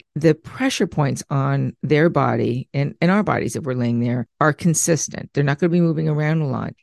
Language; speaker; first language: English; native; English